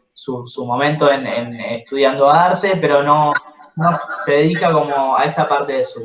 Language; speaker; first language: Spanish; native; Spanish